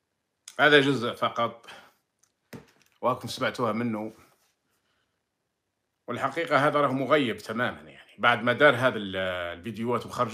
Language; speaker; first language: Arabic; native; Arabic